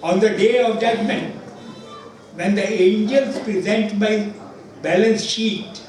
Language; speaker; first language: English; non-native, local second language; Urdu